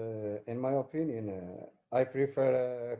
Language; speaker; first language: English; non-native, learner; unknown